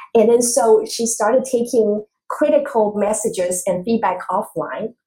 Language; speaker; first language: English; non-native, fluent; Chinese